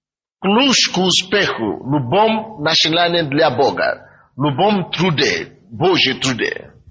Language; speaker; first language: Russian; non-native, fluent; Yoruba